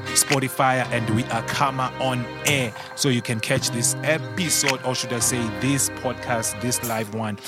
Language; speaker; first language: English; non-native, local second language; Swati